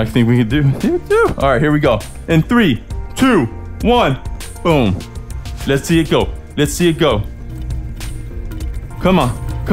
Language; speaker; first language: English; native; English